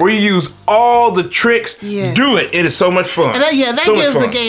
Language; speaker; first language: English; native; English